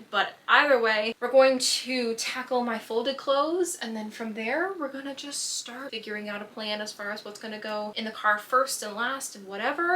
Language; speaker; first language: English; native; English